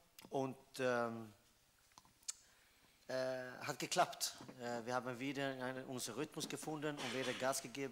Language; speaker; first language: German; non-native, fluent; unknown